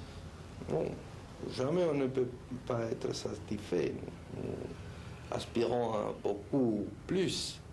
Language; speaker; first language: French; non-native, learner; Spanish